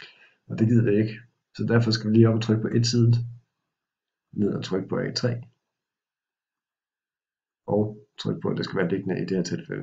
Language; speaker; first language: Danish; native; Danish